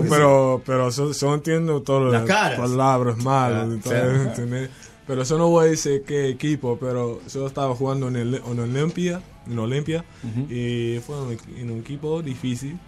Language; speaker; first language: Spanish; non-native, learner; English